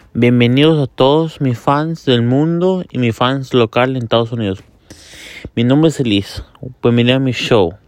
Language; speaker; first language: Spanish; early bilingual, heritage; Spanish